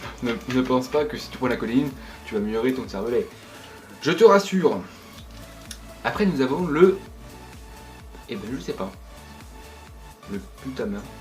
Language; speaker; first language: French; native; French